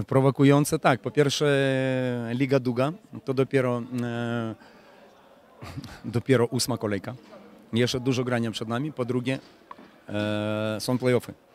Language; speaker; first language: Polish; non-native, fluent; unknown